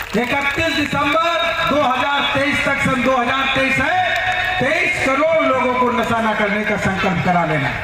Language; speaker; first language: Hindi; native; Hindi